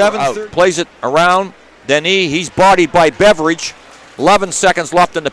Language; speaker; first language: English; native; English